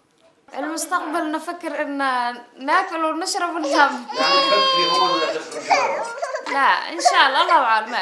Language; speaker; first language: Arabic; non-native, local second language; Somali